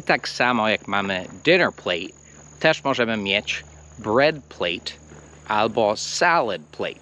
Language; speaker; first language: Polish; non-native, fluent; English